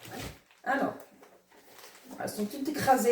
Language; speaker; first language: French; native; French